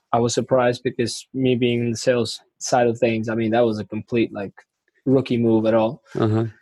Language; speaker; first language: English; non-native, fluent; Spanish